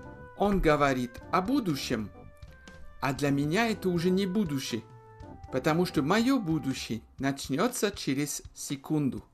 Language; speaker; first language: Russian; non-native, fluent; French